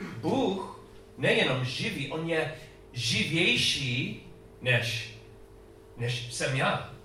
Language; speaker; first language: Czech; non-native, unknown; English